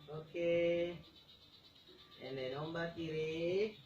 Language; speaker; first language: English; non-native, learner; Indonesian